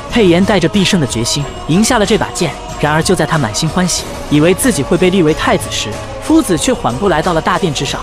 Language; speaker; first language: Chinese; native; Chinese